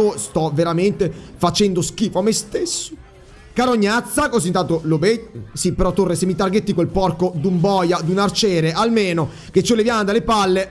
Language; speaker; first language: Italian; native; Italian